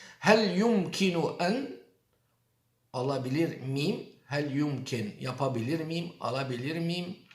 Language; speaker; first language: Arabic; non-native, fluent; Turkish